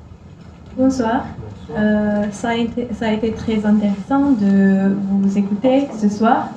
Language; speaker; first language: French; non-native, fluent; Romanian